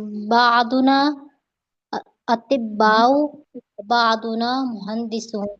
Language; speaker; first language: Arabic; non-native, learner; Urdu